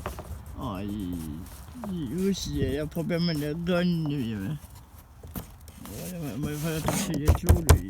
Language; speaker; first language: French; non-native, learner; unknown